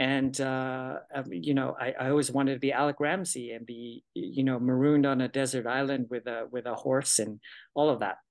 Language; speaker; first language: English; early bilingual, other home language; Japanese